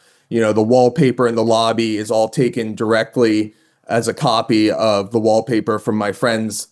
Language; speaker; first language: English; native; English